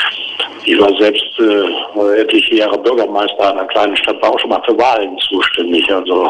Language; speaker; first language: German; native; German